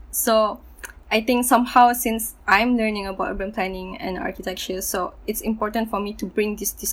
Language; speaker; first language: English; non-native, local second language; Malay